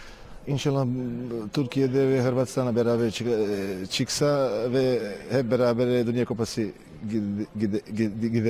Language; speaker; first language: Turkish; non-native, fluent; Croatian